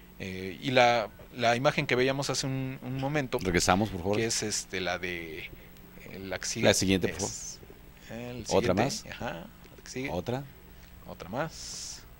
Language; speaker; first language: Spanish; native; Spanish